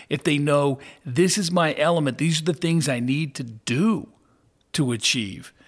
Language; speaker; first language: English; native; English